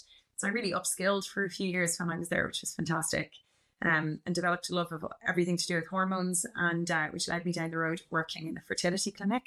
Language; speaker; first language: English; native; English